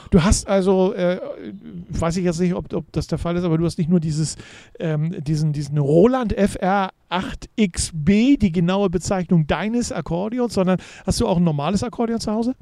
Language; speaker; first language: German; native; German